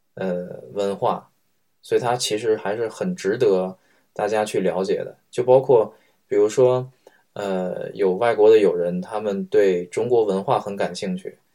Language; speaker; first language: Chinese; native; Chinese